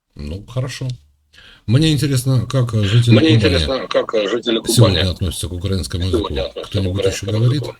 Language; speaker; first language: Russian; native; Russian